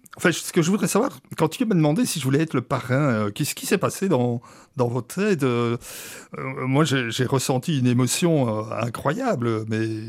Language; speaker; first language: French; native; French